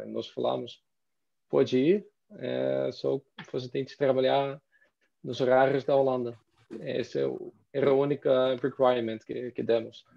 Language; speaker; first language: Portuguese; non-native, fluent; Dutch